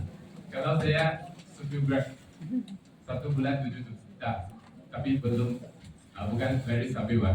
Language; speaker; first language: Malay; non-native, local second language; Chinese